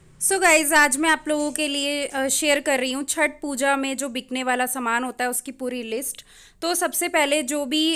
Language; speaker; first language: Hindi; native; Hindi